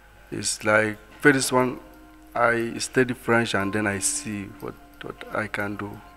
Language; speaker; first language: English; non-native, local second language; Arabic